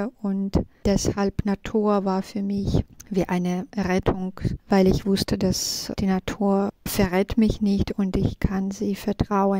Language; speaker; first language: German; non-native, fluent; Belarusian